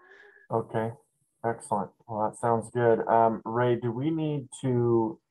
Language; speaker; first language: English; native; English